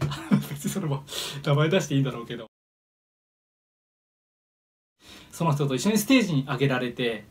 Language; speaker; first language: Japanese; native; Japanese